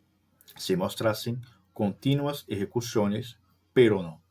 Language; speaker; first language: Spanish; non-native, fluent; Portuguese